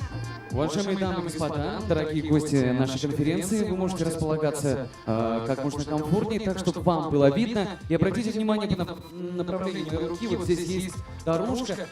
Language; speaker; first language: Russian; native; Russian